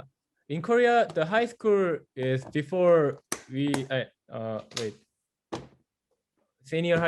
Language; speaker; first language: English; non-native, fluent; Korean